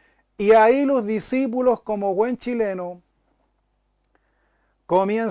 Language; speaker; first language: Spanish; native; Spanish